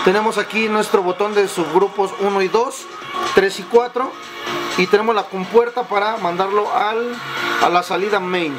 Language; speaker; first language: Spanish; native; Spanish